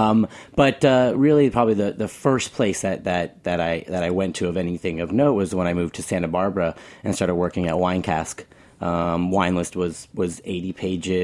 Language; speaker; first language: English; native; English